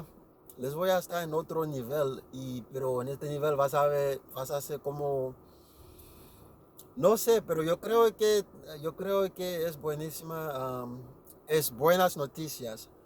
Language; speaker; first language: Spanish; non-native, learner; Haitian Creole